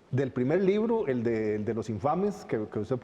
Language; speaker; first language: Spanish; native; Spanish